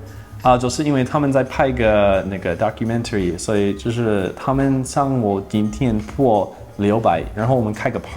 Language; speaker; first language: Chinese; non-native, learner; English